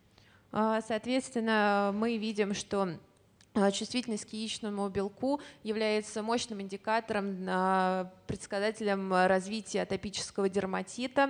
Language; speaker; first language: Russian; native; Russian